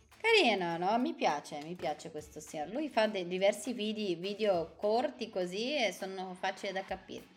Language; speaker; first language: Italian; non-native, fluent; Portuguese